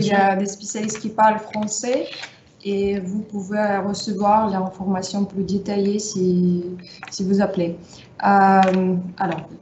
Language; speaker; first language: French; non-native, fluent; Russian